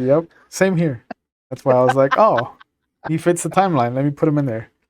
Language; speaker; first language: English; native; English